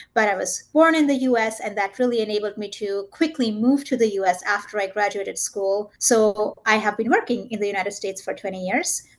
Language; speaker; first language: English; early bilingual, heritage; German